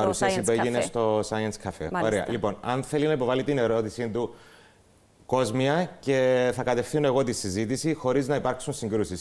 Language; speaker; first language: Greek; native; Greek